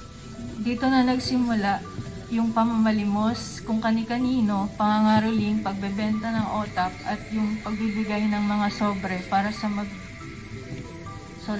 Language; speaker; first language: Filipino; native; Filipino